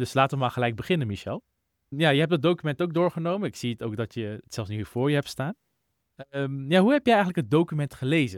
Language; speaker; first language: Dutch; native; Dutch